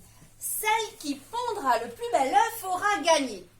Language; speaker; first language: French; native; French